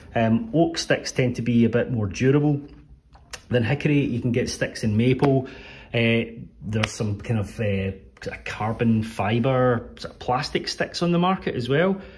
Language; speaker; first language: English; native; English